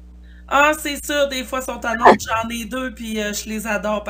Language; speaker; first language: French; native; French